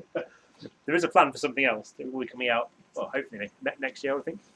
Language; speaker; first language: English; native; English